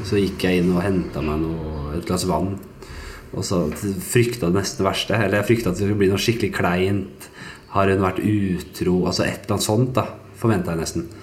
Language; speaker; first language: Norwegian; native; Norwegian